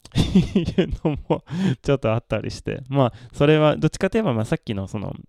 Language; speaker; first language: Japanese; non-native, fluent; Swedish